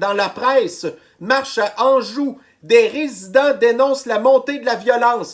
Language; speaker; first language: French; native; French